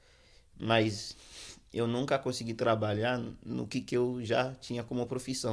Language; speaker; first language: Portuguese; non-native, fluent; Haitian Creole